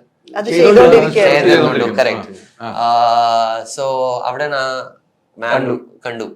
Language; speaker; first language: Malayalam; non-native, learner; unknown